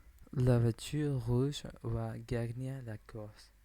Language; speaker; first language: French; non-native, learner; English